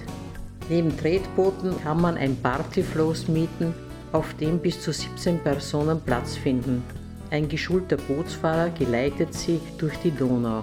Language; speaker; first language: German; native; German